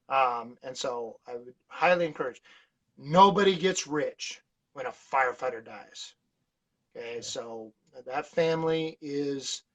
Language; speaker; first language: English; native; English